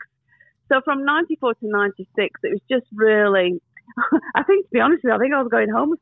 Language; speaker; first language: English; native; English